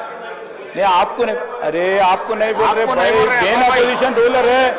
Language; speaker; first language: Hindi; non-native, local second language; Telugu